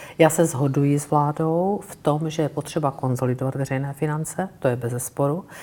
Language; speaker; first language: Czech; native; Czech